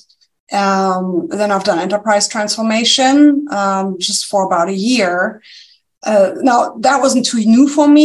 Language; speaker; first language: English; non-native, fluent; German